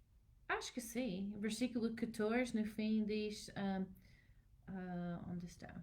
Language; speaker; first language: Portuguese; non-native, learner; English